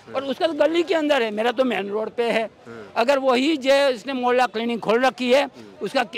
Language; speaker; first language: Hindi; non-native, local second language; Gujarati